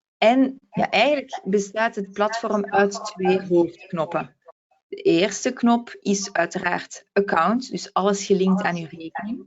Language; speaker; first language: Dutch; native; Dutch